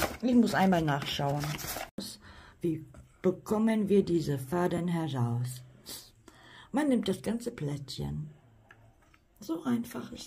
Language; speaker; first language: German; non-native, fluent; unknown